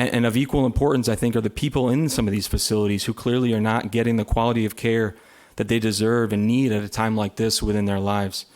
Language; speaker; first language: English; native; English